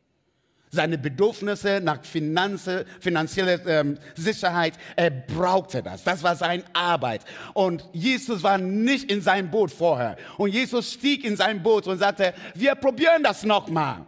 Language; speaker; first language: German; non-native, fluent; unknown